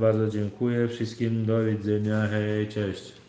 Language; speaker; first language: Polish; non-native, learner; Turkmen